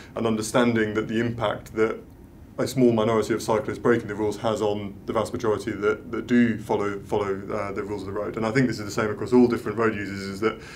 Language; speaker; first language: English; native; English